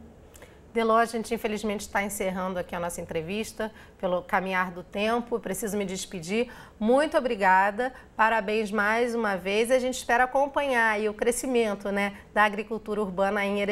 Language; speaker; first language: Portuguese; native; Portuguese